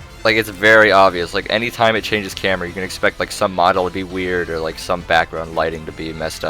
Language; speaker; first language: English; native; English